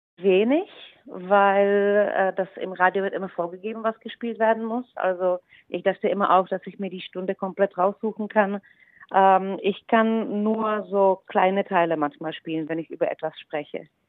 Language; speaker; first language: German; non-native, fluent; Czech